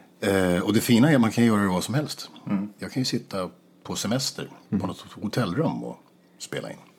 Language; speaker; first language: Swedish; native; Swedish